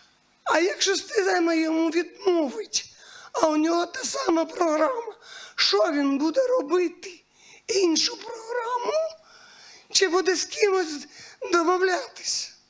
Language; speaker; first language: Ukrainian; native; Ukrainian